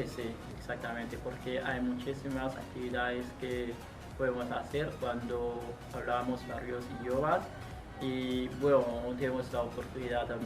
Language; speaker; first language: Spanish; non-native, fluent; Haitian Creole